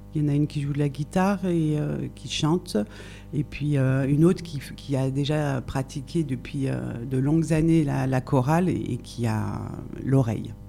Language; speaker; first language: French; native; French